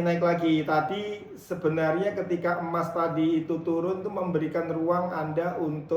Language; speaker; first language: Indonesian; native; Indonesian